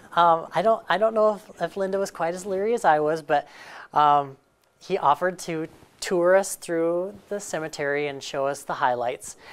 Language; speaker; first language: English; native; English